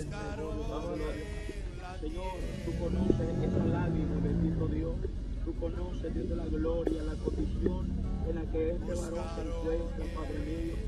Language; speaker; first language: Spanish; native; Spanish